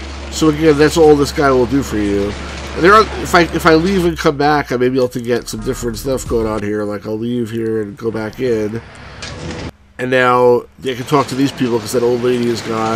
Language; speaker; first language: English; native; English